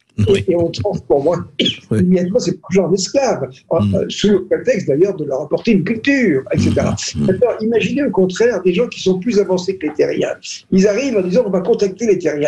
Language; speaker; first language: French; native; French